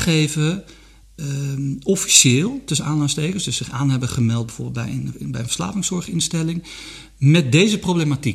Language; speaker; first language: Dutch; native; Dutch